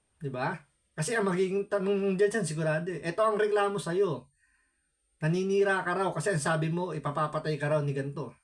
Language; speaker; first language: Filipino; native; Filipino